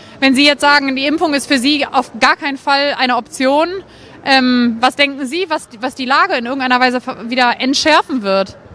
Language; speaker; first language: German; native; German